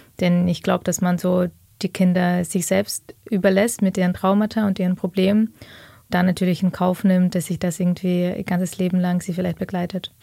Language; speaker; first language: German; early bilingual, other home language; Russian